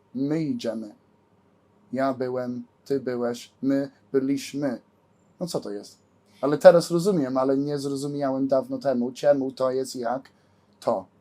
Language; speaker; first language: Polish; non-native, learner; English